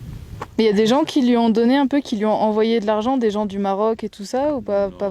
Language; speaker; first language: French; native; French